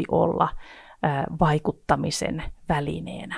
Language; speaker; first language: Finnish; native; Finnish